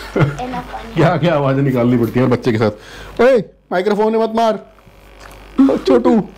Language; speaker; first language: Hindi; native; Hindi